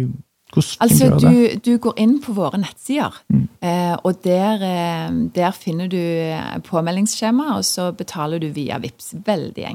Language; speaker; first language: Norwegian; native; Norwegian